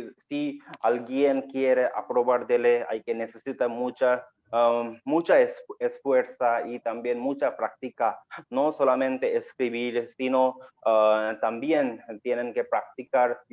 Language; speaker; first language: Spanish; non-native, learner; Bangla